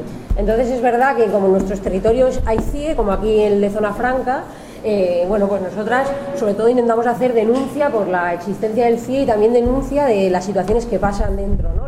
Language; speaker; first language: Spanish; native; Spanish